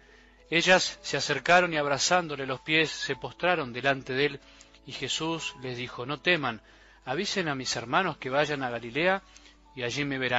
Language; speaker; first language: Spanish; native; Spanish